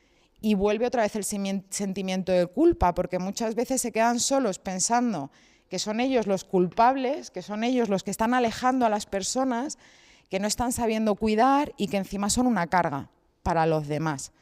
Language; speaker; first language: Spanish; native; Spanish